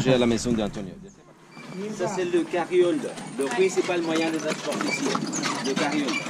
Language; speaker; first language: French; non-native, learner; Spanish